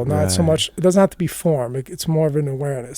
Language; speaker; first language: English; native; English